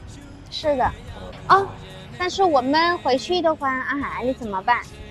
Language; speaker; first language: Chinese; non-native, fluent; Vietnamese